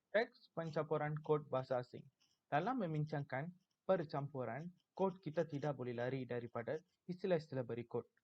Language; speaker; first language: Malay; non-native, local second language; Tamil